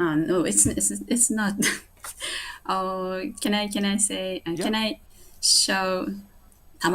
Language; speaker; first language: English; non-native, learner; Japanese